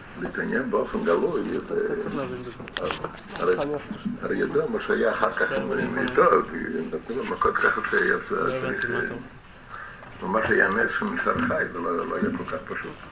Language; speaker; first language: Hebrew; non-native, fluent; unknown